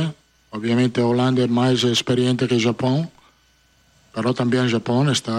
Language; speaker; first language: Portuguese; non-native, fluent; Italian